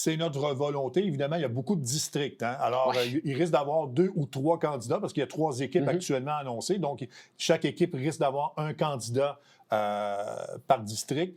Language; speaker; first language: French; native; French